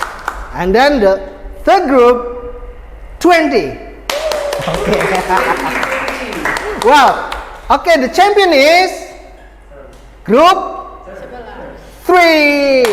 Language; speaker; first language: English; non-native, fluent; Indonesian